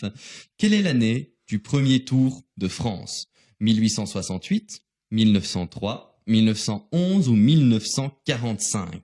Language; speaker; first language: French; native; French